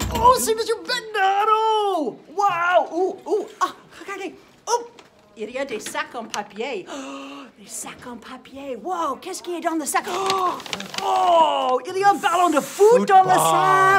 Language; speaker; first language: French; non-native, fluent; English